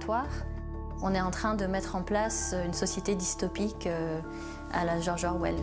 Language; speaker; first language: French; native; French